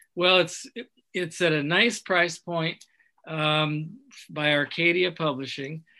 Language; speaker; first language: English; native; English